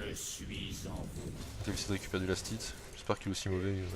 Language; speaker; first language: French; native; French